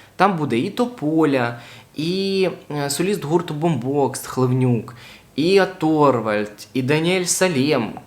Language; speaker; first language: Ukrainian; non-native, local second language; Russian